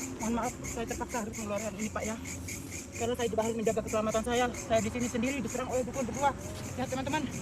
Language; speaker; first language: Indonesian; non-native, local second language; Madurese